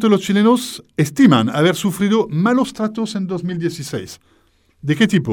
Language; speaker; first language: Spanish; native; Spanish